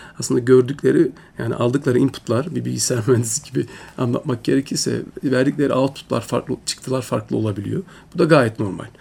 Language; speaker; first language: Turkish; early bilingual, heritage; Turkish